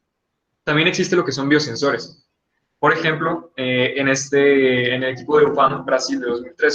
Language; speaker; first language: Spanish; native; Spanish